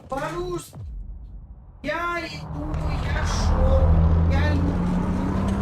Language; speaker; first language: Russian; non-native, learner; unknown